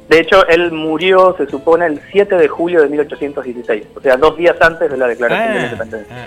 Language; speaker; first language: Spanish; native; Spanish